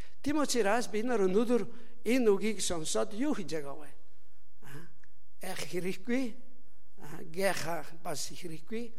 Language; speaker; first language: Mongolian; non-native, learner; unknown